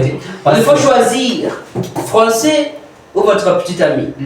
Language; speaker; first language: French; non-native, learner; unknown